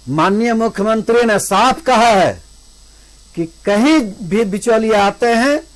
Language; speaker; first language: Hindi; native; Hindi